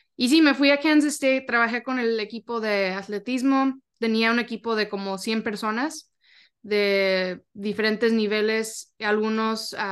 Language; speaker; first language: Spanish; early bilingual, heritage; Spanish